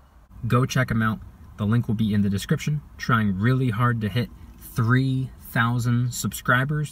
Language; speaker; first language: English; native; English